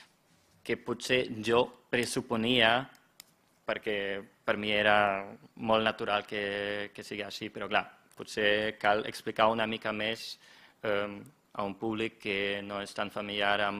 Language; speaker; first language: Catalan; non-native, fluent; German